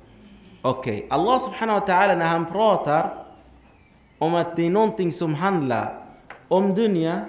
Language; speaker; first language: Swedish; non-native, fluent; Arabic